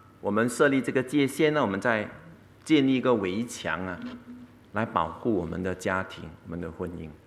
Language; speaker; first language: Chinese; native; Chinese